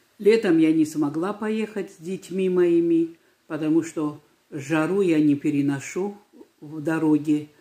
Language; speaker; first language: Russian; non-native, local second language; Georgian